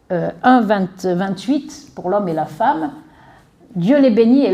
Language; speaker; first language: French; native; French